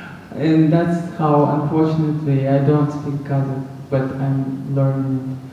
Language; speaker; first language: English; non-native, fluent; Russian